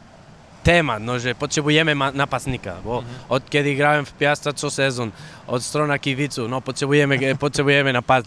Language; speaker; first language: Polish; non-native, fluent; Catalan